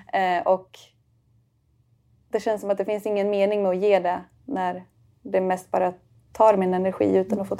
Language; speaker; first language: Swedish; native; Swedish